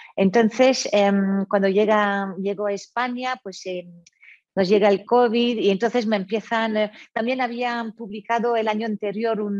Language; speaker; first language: Spanish; non-native, fluent; French